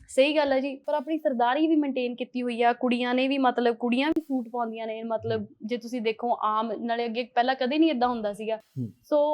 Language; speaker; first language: Punjabi; early bilingual, heritage; Punjabi